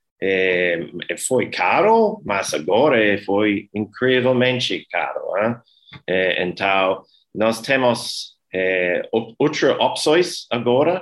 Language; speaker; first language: Portuguese; non-native, learner; English